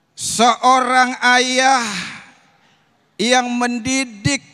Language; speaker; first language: Indonesian; native; Indonesian